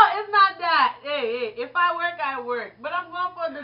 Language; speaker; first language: English; early bilingual, other home language; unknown